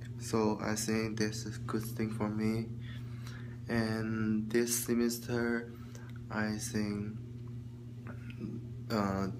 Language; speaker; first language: English; non-native, learner; Chinese